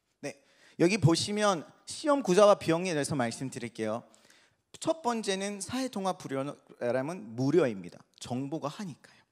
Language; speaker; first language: Korean; non-native, fluent; Persian